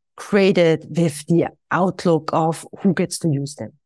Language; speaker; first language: English; non-native, fluent; Swiss German